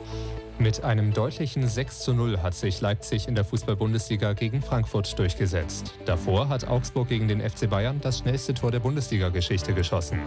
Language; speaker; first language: German; native; German